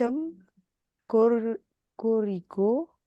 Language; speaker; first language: Korean; non-native, learner; Indonesian